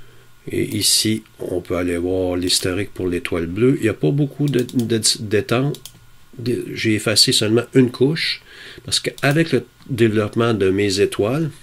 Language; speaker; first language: French; native; French